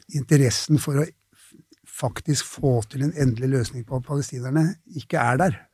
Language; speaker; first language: Norwegian; native; Norwegian